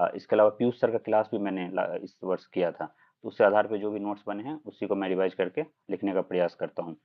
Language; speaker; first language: Hindi; non-native, local second language; Maithili